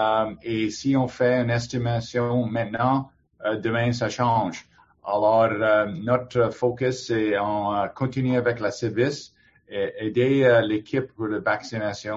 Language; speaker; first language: French; non-native, learner; English